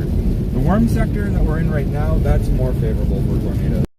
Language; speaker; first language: English; native; English